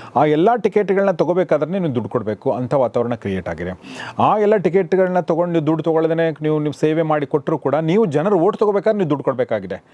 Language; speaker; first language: Kannada; native; Kannada